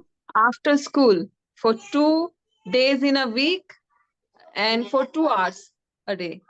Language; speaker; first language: English; non-native, learner; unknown